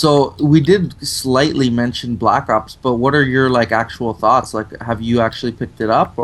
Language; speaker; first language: English; native; English